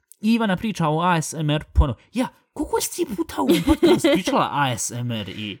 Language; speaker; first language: Bosnian; early bilingual, heritage; Bosnian